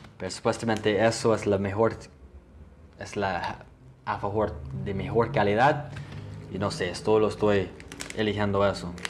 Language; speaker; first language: Spanish; non-native, learner; English